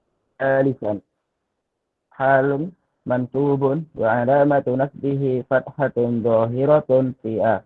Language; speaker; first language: Arabic; non-native, learner; Indonesian